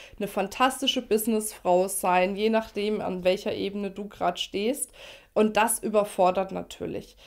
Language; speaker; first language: German; native; German